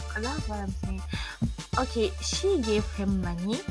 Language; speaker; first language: English; non-native, local second language; Hausa